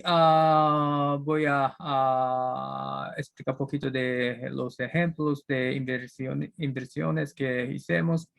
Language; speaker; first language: Spanish; non-native, learner; Japanese